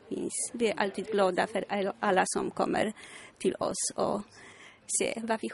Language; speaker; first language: Swedish; non-native, fluent; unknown